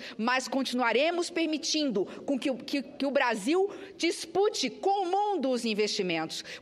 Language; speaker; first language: Portuguese; native; Portuguese